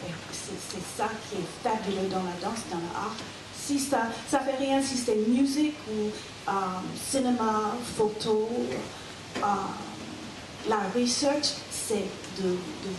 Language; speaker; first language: French; non-native, fluent; English